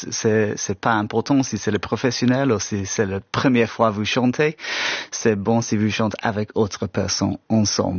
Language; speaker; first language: French; non-native, learner; English